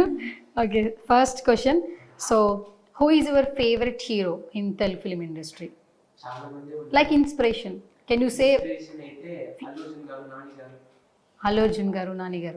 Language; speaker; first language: Telugu; native; Telugu